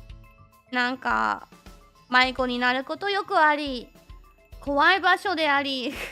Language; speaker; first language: Japanese; non-native, fluent; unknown